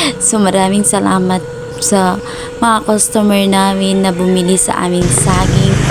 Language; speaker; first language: Filipino; non-native, local second language; Cebuano